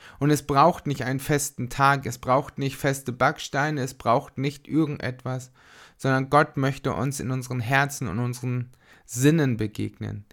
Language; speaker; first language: German; native; German